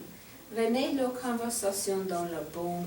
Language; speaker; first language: French; non-native, fluent; English